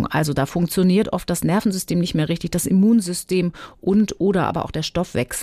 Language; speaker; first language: German; native; German